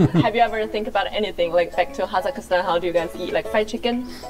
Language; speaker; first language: English; non-native, fluent; Chinese